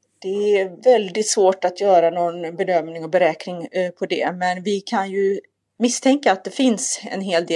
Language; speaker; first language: Swedish; native; Swedish